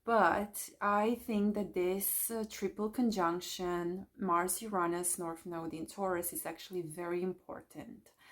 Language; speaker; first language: English; non-native, fluent; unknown